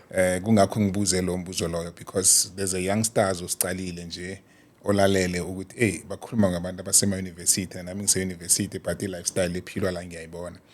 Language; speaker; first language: Zulu; non-native, local second language; South Ndebele